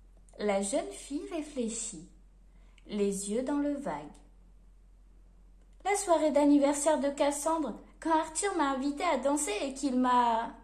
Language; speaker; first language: French; native; French